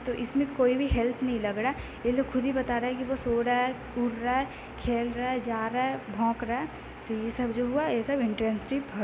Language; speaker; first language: Hindi; native; Hindi